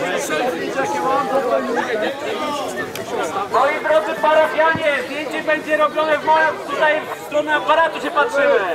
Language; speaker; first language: Polish; native; Polish